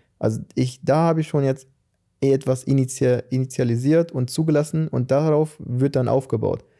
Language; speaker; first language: German; early bilingual, other home language; Portuguese